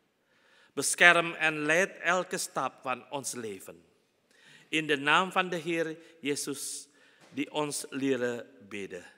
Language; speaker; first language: Dutch; non-native, fluent; Indonesian